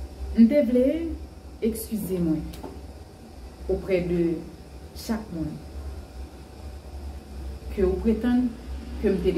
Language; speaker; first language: French; non-native, learner; Haitian Creole